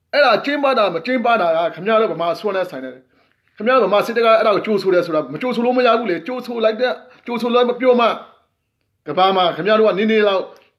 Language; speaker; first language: Burmese; non-native, local second language; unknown